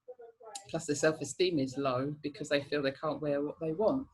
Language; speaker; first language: English; native; English